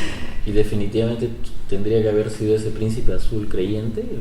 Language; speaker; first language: Spanish; native; Spanish